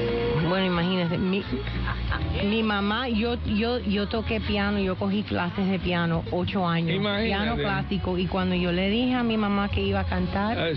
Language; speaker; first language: Spanish; early bilingual, heritage; Spanish